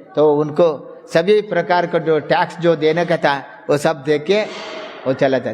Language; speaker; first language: Hindi; non-native, local second language; Kannada